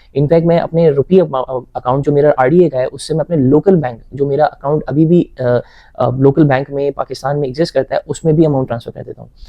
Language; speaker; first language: Urdu; native; Urdu